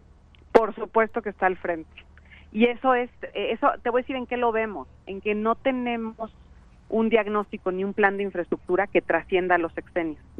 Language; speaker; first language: Spanish; native; Spanish